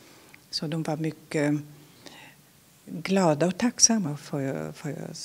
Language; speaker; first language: Swedish; non-native, fluent; German